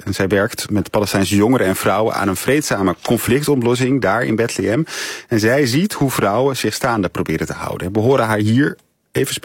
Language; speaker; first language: Dutch; native; Dutch